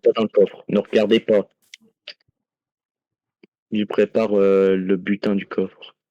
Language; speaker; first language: French; native; French